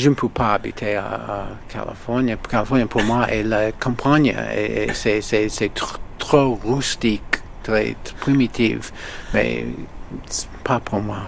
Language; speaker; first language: French; non-native, learner; English